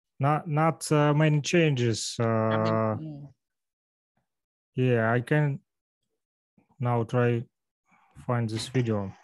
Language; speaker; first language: English; non-native, learner; Russian